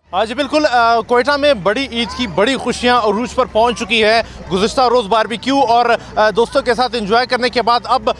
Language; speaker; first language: Urdu; non-native, local second language; Pashto